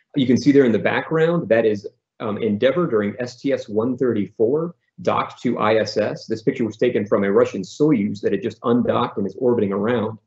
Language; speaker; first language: English; native; English